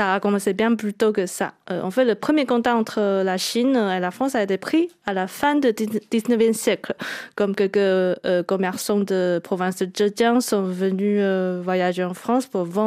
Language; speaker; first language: French; non-native, fluent; Chinese